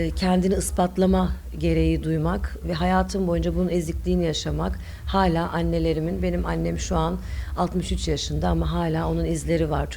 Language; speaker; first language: Turkish; early bilingual, other home language; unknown